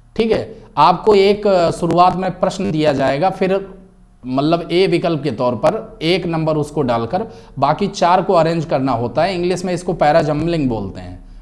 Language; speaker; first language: Hindi; native; Hindi